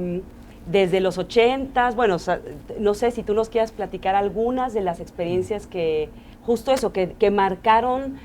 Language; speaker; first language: Spanish; native; Spanish